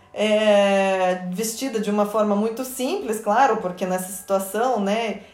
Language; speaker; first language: Portuguese; non-native, fluent; Russian